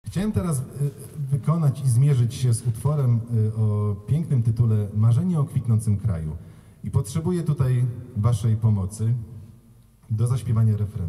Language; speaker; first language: Polish; native; Polish